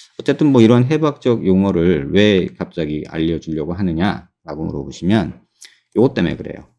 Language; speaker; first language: Korean; native; Korean